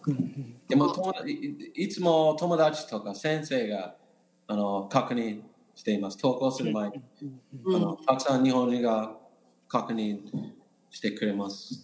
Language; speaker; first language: Japanese; non-native, learner; English